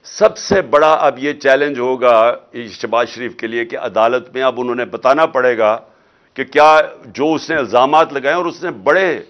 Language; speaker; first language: Urdu; non-native, local second language; Punjabi